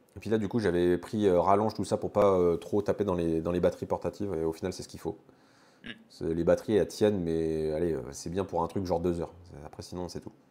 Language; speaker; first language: French; native; French